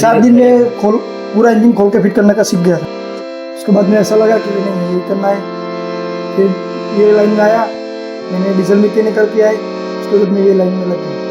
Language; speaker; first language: Hindi; non-native, local second language; Gujarati